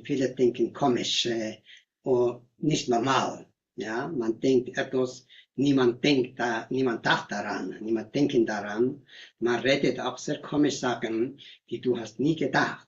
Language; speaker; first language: German; non-native, learner; Tibetan